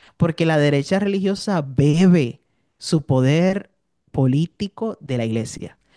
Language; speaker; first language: Spanish; native; Spanish